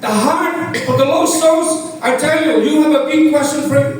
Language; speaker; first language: English; non-native, local second language; Filipino